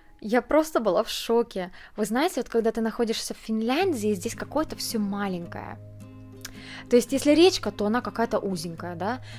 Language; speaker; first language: Russian; early bilingual, heritage; Russian